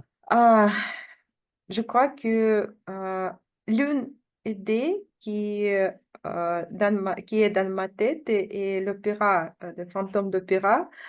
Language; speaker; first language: French; non-native, fluent; Russian